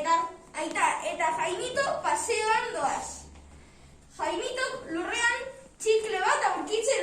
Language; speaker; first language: Basque; non-native, local second language; Spanish